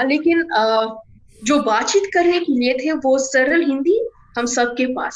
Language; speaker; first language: Hindi; non-native, fluent; English